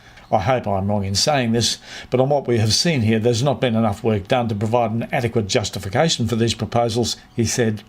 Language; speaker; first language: English; native; English